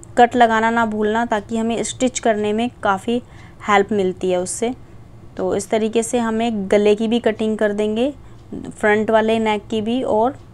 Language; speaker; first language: Hindi; native; Hindi